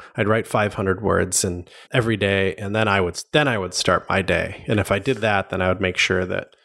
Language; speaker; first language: English; native; English